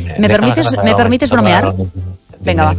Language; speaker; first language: Spanish; native; Spanish